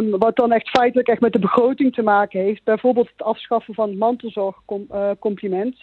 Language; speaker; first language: Dutch; native; Dutch